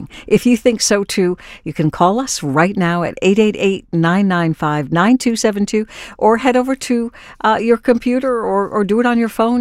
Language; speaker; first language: English; native; English